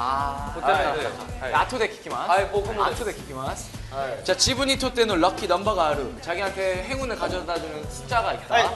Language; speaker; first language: Japanese; non-native, fluent; Korean